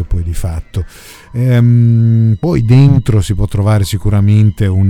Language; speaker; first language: Italian; native; Italian